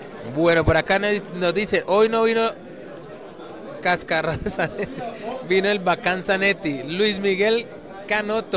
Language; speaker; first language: Spanish; native; Spanish